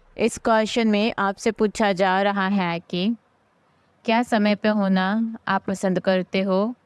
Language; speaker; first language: Hindi; native; Hindi